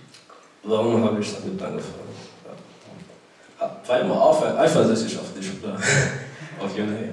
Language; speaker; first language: German; early bilingual, other home language; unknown